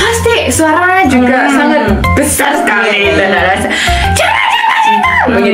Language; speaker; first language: Indonesian; non-native, learner; Japanese